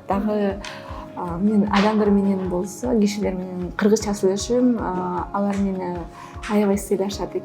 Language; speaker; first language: Kyrgyz; non-native, fluent; Russian